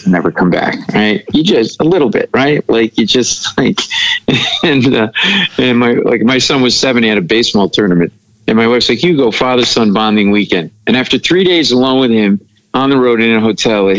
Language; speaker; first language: English; native; English